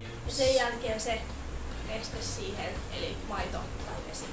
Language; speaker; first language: Finnish; native; Finnish